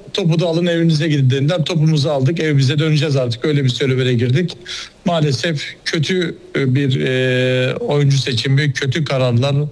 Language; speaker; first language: Turkish; native; Turkish